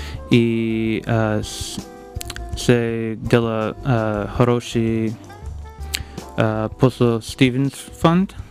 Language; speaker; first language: Ukrainian; non-native, learner; English